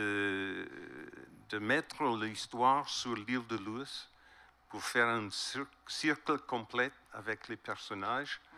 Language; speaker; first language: French; non-native, learner; English